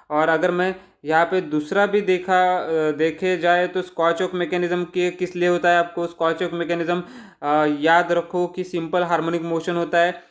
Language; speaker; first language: Hindi; non-native, local second language; Marathi